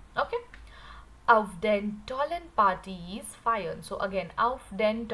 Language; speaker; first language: German; non-native, learner; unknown